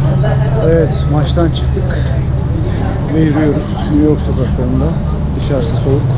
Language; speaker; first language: Turkish; native; Turkish